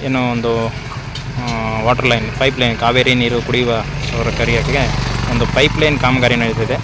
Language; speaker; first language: Kannada; native; Kannada